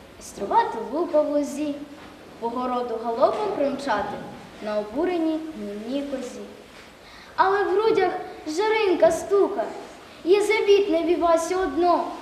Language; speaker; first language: Ukrainian; native; Ukrainian